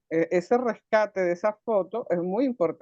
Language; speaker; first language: Spanish; native; Spanish